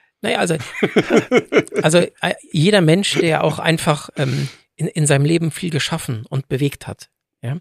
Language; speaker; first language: German; native; German